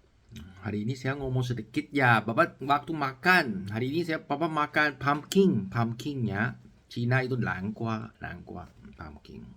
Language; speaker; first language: Indonesian; non-native, learner; Chinese